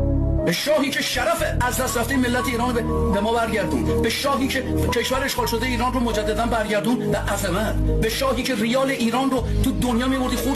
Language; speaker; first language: Persian; native; Persian